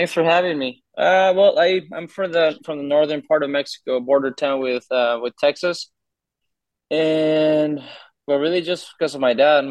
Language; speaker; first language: English; non-native, fluent; Spanish